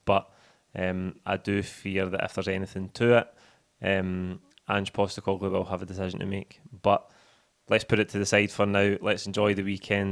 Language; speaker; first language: English; native; English